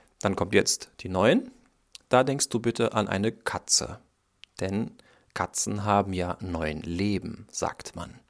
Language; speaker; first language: German; native; German